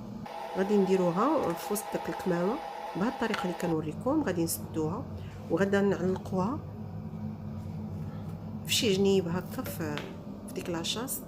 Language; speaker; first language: Arabic; native; Arabic